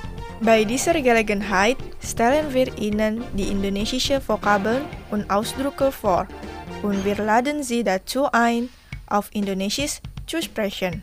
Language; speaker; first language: German; non-native, fluent; Indonesian